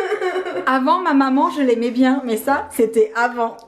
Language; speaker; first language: French; native; French